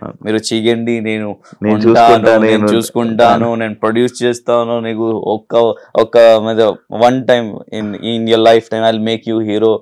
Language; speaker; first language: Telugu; non-native, local second language; Urdu